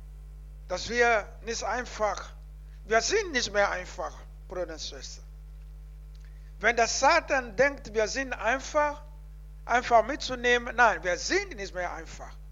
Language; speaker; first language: German; non-native, learner; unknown